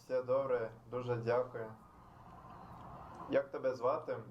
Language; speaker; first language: Ukrainian; non-native, learner; Portuguese